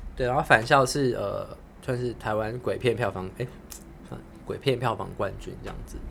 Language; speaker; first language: Chinese; native; Chinese